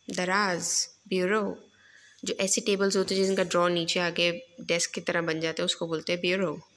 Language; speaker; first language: Urdu; native; Urdu